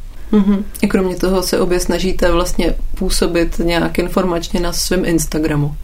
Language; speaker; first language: Czech; native; Czech